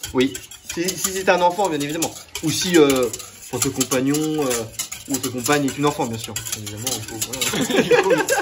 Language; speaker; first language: French; native; French